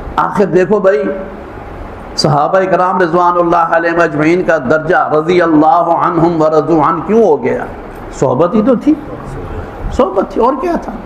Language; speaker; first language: Urdu; non-native, local second language; Punjabi